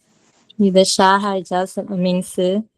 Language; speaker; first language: Chinese; non-native, learner; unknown